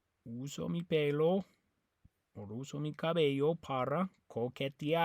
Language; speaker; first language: Spanish; non-native, fluent; English